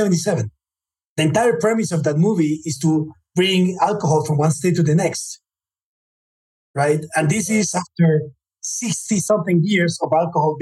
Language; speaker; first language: English; native; English